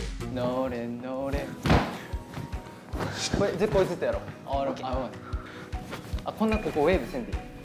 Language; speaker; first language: Japanese; native; Japanese